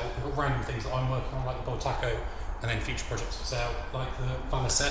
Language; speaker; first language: English; native; English